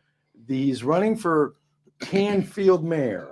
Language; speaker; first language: English; native; English